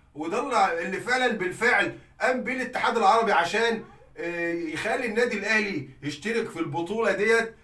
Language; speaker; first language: Arabic; native; Arabic